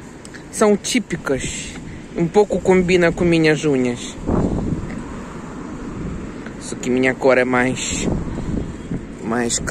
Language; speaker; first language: Portuguese; non-native, learner; Ukrainian